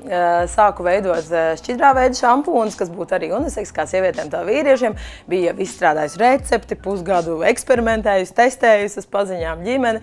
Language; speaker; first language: Latvian; native; Latvian